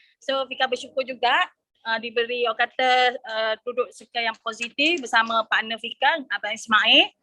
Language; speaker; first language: Malay; native; Malay